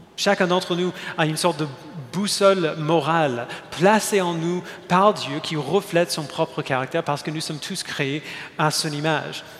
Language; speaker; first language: French; non-native, fluent; English